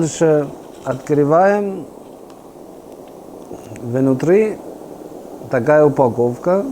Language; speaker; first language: Russian; non-native, fluent; Persian